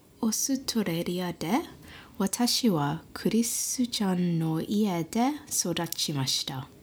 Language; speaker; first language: Japanese; non-native, learner; English